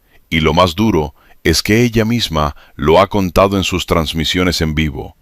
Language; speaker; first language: Spanish; native; Spanish